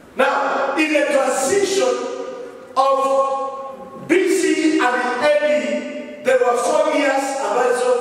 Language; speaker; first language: English; non-native, local second language; Swahili